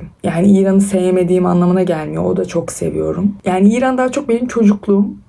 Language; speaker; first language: Turkish; early bilingual, other home language; Persian